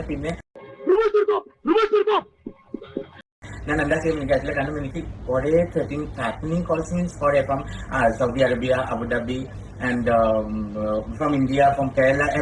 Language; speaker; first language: Malayalam; non-native, local second language; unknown